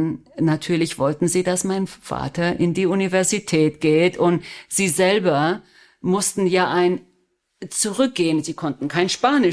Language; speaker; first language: German; non-native, fluent; Spanish